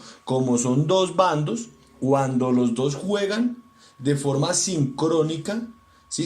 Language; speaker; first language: Spanish; native; Spanish